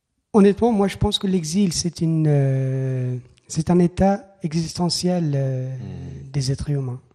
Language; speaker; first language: French; non-native, fluent; Persian